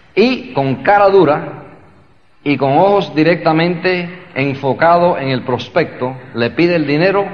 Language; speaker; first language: Spanish; early bilingual, heritage; Spanish